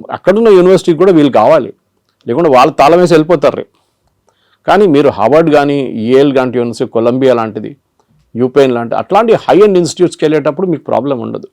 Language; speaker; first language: Telugu; non-native, local second language; Malayalam